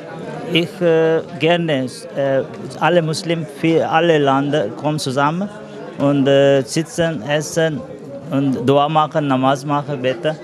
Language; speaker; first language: German; non-native, learner; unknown